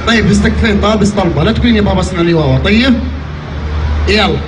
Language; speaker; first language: Arabic; native; Arabic